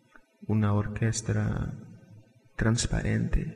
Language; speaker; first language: Spanish; non-native, fluent; Portuguese